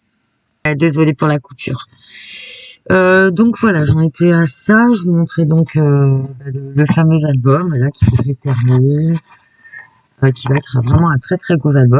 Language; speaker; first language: French; native; French